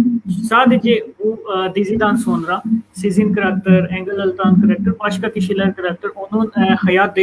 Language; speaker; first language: Turkish; non-native, fluent; Urdu